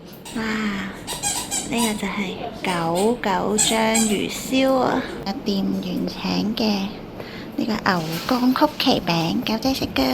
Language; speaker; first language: Cantonese; native; Cantonese